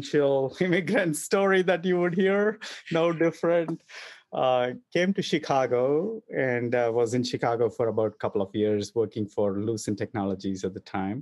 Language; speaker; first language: English; non-native, local second language; Kannada